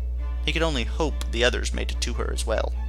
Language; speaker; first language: English; native; English